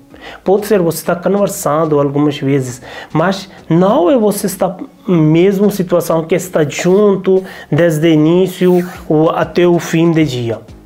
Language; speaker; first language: Portuguese; non-native, learner; Hindi